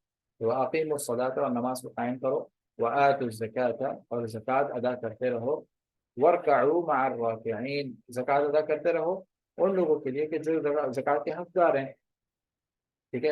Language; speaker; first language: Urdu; native; Urdu